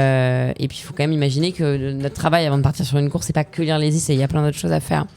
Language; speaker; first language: French; native; French